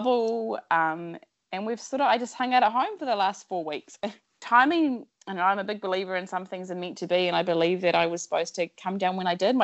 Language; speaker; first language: English; native; English